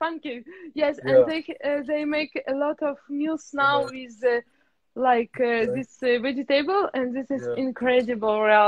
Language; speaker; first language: English; non-native, learner; Russian